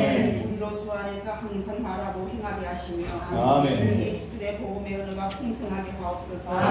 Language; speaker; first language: Korean; native; Korean